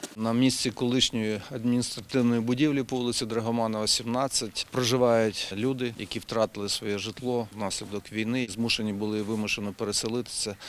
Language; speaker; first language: Ukrainian; native; Ukrainian